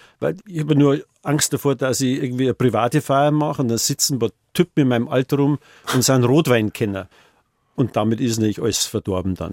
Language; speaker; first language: German; native; German